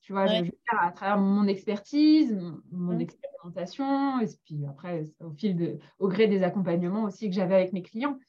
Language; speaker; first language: French; native; French